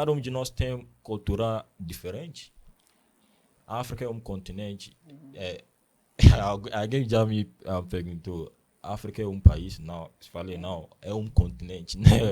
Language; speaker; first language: Portuguese; non-native, learner; Akan